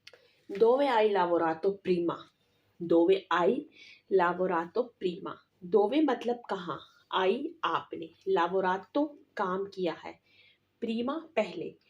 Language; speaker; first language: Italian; non-native, learner; Urdu